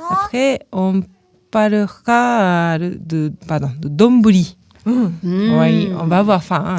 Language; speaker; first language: French; non-native, fluent; Japanese